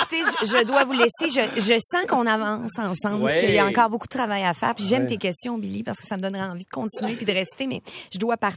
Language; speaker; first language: French; native; French